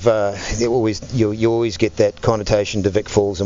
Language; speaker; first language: English; native; English